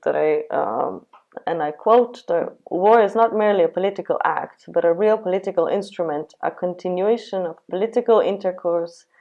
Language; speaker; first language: English; non-native, fluent; Slovenian